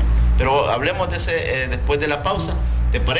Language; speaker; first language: Spanish; native; Spanish